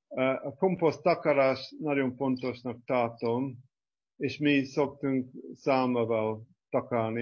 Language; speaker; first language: Hungarian; non-native, fluent; English